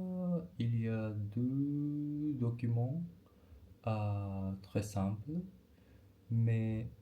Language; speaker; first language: French; non-native, learner; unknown